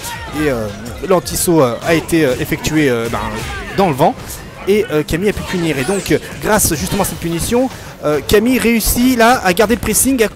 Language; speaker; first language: French; native; French